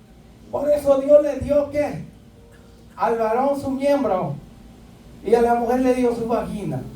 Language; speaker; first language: Spanish; native; Spanish